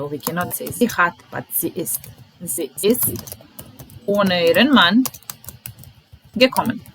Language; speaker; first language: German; non-native, fluent; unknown